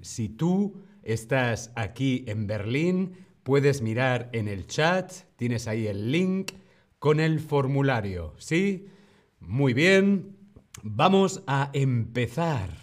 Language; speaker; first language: Spanish; non-native, fluent; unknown